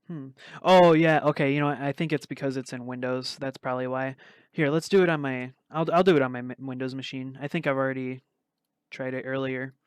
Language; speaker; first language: English; native; English